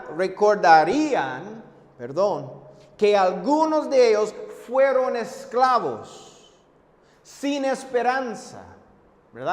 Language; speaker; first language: Spanish; non-native, fluent; English